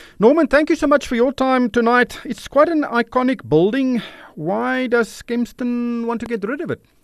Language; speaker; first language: English; non-native, local second language; Afrikaans